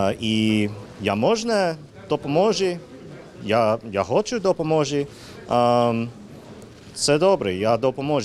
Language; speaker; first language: Ukrainian; non-native, learner; English